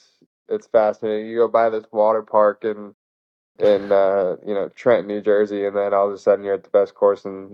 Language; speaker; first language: English; native; English